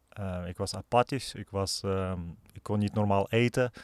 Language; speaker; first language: Dutch; non-native, fluent; Ukrainian